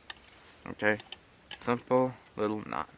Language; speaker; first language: English; native; English